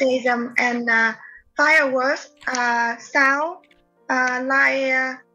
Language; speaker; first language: English; non-native, learner; Vietnamese